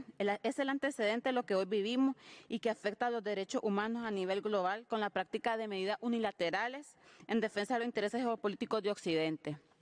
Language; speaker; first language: Spanish; native; Spanish